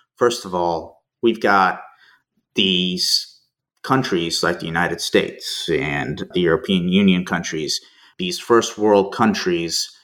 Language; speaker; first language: English; native; English